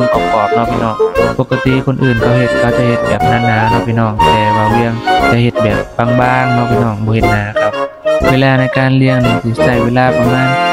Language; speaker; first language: Thai; non-native, local second language; Lao